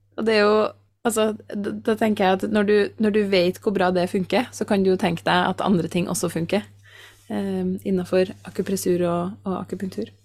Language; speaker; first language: Norwegian; native; Norwegian